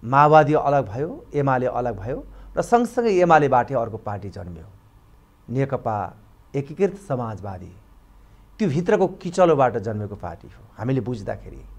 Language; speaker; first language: Nepali; native; Nepali